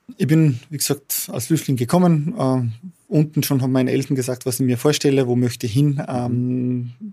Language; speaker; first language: German; non-native, fluent; Albanian